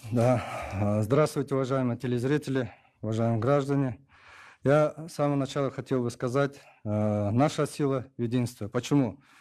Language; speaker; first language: Russian; non-native, local second language; Kyrgyz